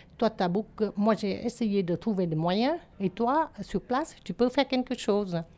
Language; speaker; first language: French; non-native, fluent; Vietnamese